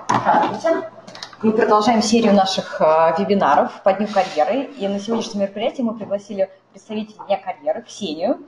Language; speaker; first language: Russian; native; Russian